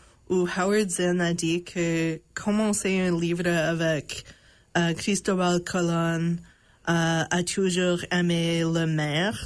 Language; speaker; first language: French; non-native, local second language; English